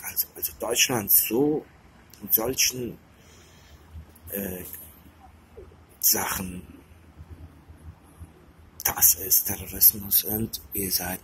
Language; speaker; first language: German; early bilingual, other home language; Turkish